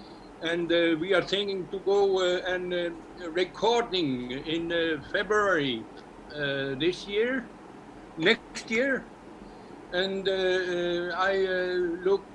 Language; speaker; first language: English; non-native, learner; Icelandic